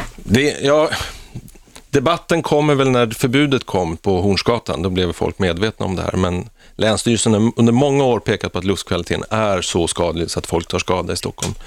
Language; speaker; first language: Swedish; native; Swedish